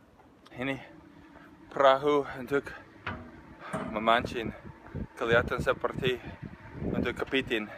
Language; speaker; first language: Indonesian; non-native, fluent; English